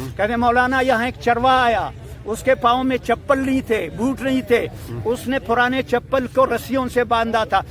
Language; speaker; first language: Urdu; non-native, local second language; Pashto